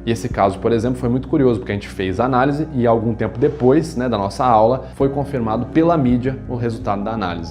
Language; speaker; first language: Portuguese; native; Portuguese